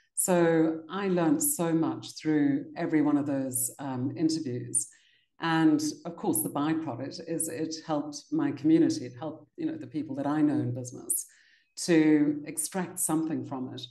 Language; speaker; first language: English; native; English